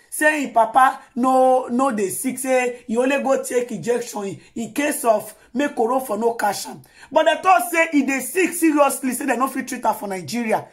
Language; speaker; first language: Nigerian Pidgin; native; Nigerian Pidgin